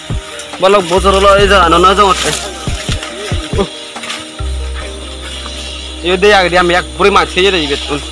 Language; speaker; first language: Hindi; non-native, local second language; Chakma